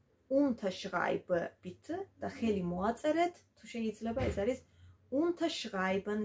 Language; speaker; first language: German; non-native, fluent; Georgian